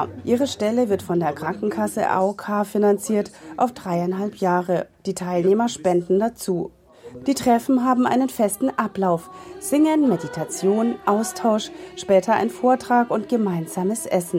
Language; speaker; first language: German; native; German